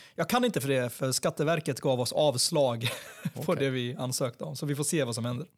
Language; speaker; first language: Swedish; early bilingual, other home language; Persian